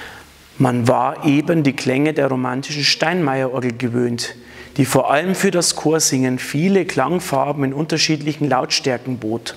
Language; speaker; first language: German; native; German